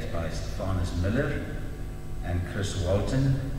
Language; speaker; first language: English; non-native, local second language; Afrikaans